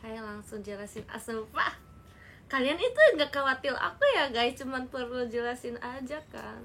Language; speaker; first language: Indonesian; native; Indonesian